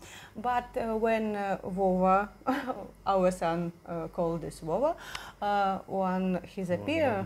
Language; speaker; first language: English; non-native, learner; Russian